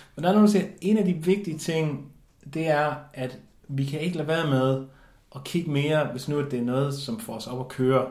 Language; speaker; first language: Danish; native; Danish